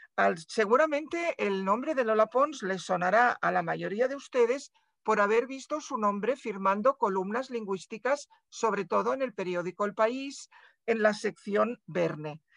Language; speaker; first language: Spanish; non-native, local second language; Catalan